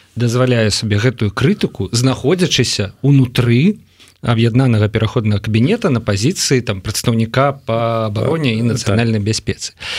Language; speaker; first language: Belarusian; non-native, local second language; Russian